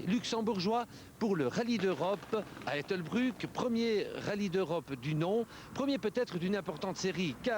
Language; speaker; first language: French; native; French